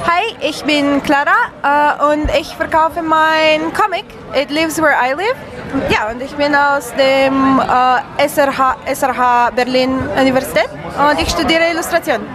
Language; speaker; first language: German; non-native, learner; Romanian